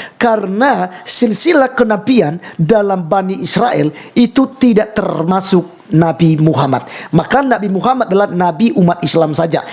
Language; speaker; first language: Indonesian; native; Indonesian